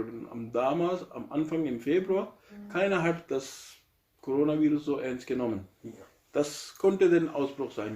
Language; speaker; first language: German; non-native, learner; Urdu